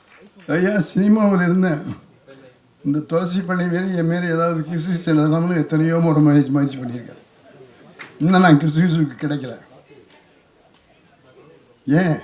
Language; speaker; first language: Tamil; native; Tamil